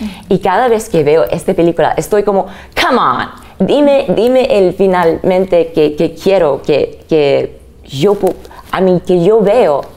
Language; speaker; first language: Spanish; early bilingual, other home language; English